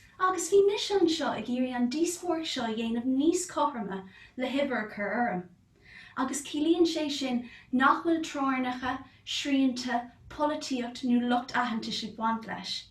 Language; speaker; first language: Irish; non-native, local second language; English